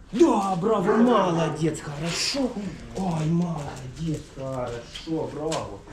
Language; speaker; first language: Russian; non-native, local second language; Ukrainian